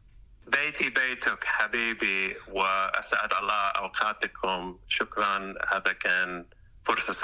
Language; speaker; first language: Arabic; non-native, learner; English